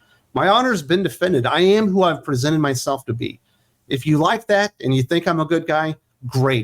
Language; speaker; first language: English; native; English